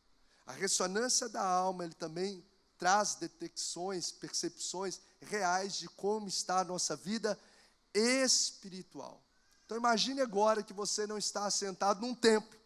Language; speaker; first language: Portuguese; native; Portuguese